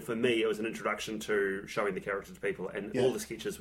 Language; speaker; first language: English; native; English